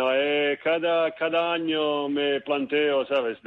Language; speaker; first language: Spanish; non-native, fluent; Italian